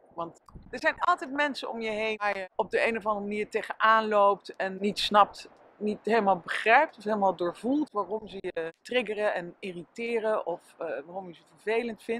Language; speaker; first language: Dutch; native; Dutch